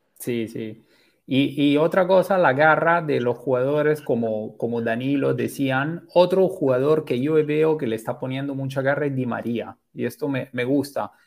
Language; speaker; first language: Spanish; non-native, fluent; Italian